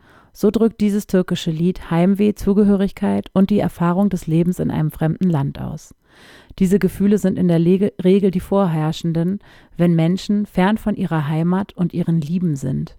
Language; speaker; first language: German; native; German